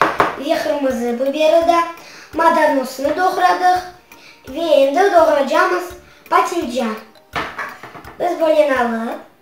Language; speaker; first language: Turkish; early bilingual, heritage; Crimean Tatar